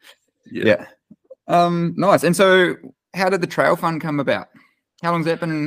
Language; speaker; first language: English; native; English